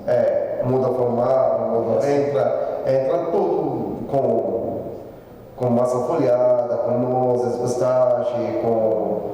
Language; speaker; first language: Portuguese; non-native, learner; Arabic